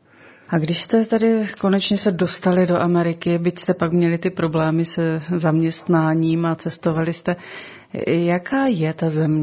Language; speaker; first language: Czech; native; Czech